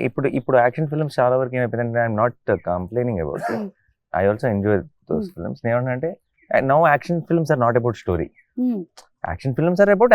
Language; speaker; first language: Telugu; native; Telugu